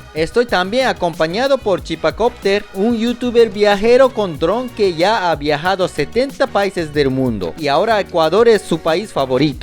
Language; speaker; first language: Spanish; non-native, fluent; Japanese